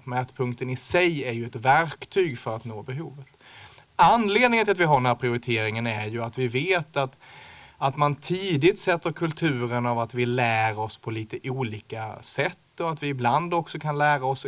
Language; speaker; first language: Swedish; native; Swedish